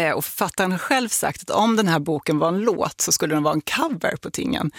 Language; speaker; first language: Swedish; native; Swedish